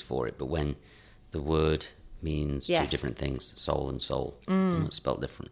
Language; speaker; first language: English; native; English